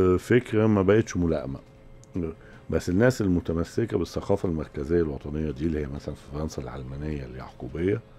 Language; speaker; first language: Arabic; native; Arabic